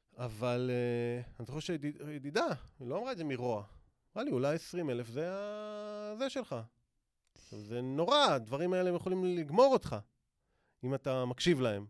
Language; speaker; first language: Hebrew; native; Hebrew